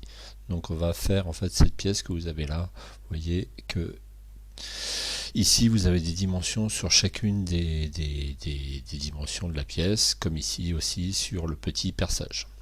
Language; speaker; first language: French; native; French